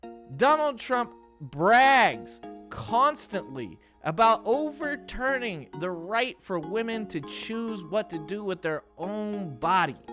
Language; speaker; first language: English; native; English